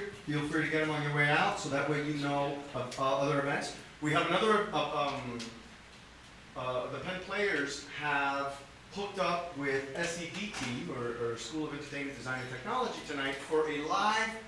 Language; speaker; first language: English; native; English